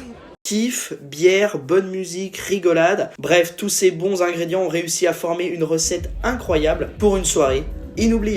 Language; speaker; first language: French; native; French